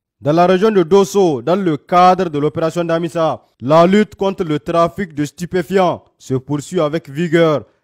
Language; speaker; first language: French; non-native, local second language; Hausa